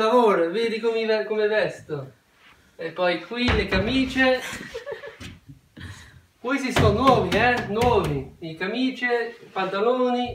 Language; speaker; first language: Italian; early bilingual, heritage; Italian